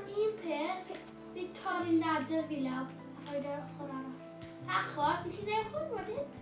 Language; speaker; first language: Welsh; native; Welsh